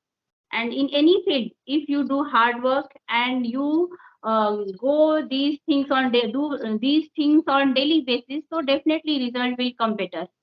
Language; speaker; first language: English; non-native, local second language; Hindi